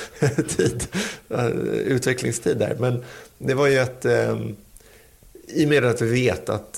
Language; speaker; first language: Swedish; native; Swedish